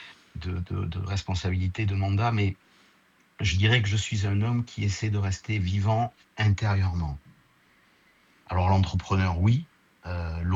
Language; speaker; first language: French; native; French